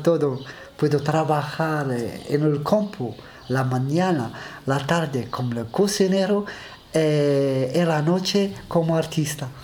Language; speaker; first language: Spanish; non-native, learner; Arabic